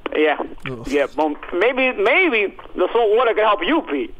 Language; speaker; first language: English; early bilingual, other home language; Italian